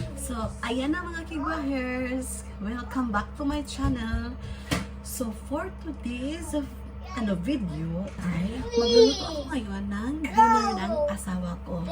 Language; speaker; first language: Filipino; non-native, local second language; Cebuano